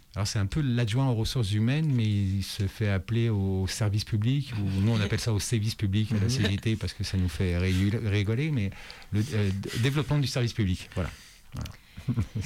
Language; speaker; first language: French; native; French